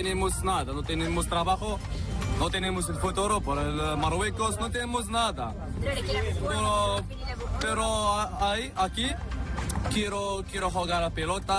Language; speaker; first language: Spanish; non-native, learner; Arabic